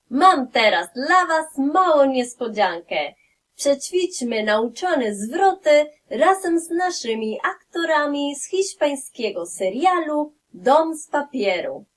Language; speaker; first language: Polish; non-native, fluent; Spanish